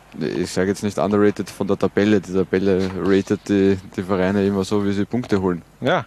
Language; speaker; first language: German; native; German